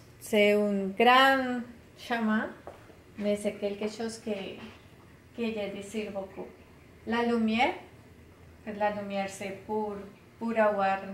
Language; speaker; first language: French; non-native, learner; Spanish